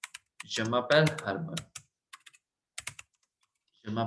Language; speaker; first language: French; non-native, learner; Hindi